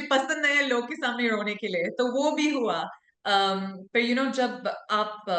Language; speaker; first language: Hindi; non-native, local second language; English